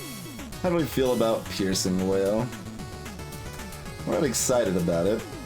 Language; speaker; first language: English; native; English